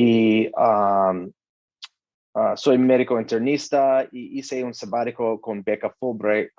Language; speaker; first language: Spanish; non-native, learner; English